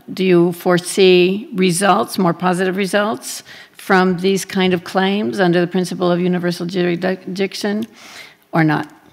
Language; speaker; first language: English; non-native, fluent; Spanish